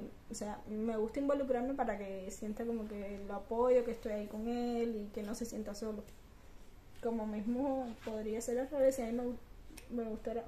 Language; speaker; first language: Spanish; native; Spanish